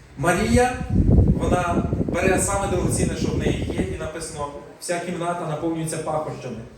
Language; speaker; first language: Ukrainian; non-native, local second language; Russian